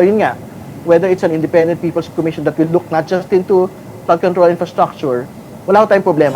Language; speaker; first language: Filipino; native; Filipino